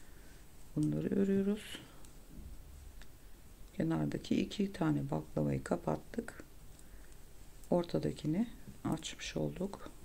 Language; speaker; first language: Turkish; native; Turkish